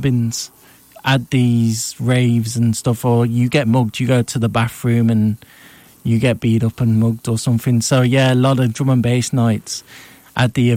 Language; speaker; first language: English; native; English